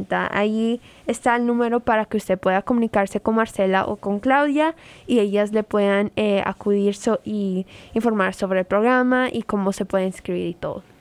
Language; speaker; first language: Spanish; native; Spanish